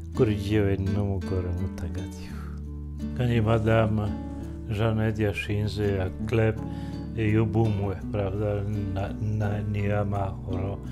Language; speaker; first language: Kinyarwanda; non-native, fluent; Polish